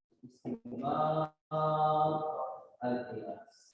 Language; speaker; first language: Arabic; non-native, fluent; Indonesian